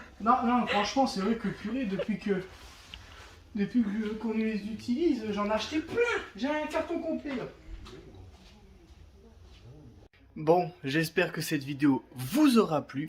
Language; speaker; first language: French; native; French